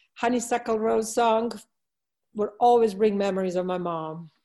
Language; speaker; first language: English; non-native, fluent; Serbian